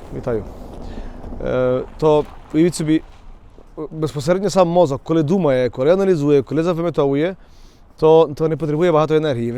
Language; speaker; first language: Ukrainian; native; Ukrainian